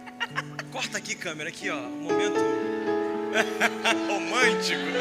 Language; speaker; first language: Portuguese; native; Portuguese